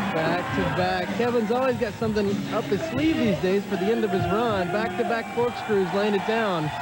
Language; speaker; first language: English; native; English